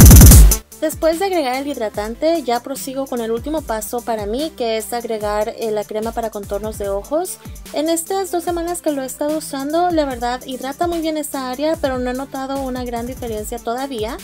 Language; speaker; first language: Spanish; native; Spanish